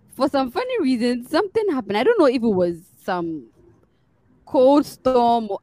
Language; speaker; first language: English; non-native, local second language; Akan